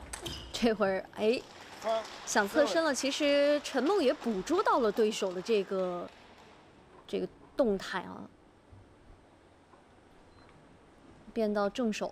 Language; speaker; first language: Chinese; native; Chinese